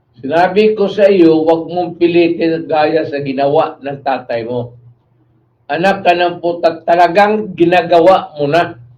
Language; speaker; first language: Filipino; non-native, local second language; Cebuano